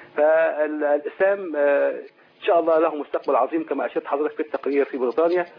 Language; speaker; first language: Arabic; native; Arabic